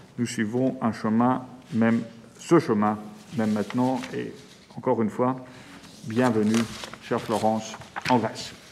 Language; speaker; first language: French; non-native, fluent; Greek